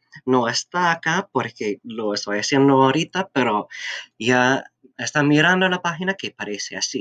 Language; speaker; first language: Spanish; non-native, fluent; English